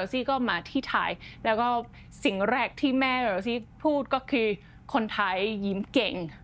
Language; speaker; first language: Thai; non-native, fluent; English